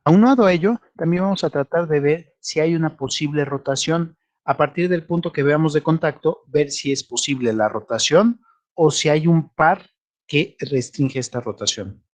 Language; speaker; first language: Spanish; native; Spanish